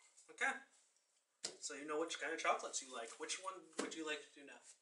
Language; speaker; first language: English; native; English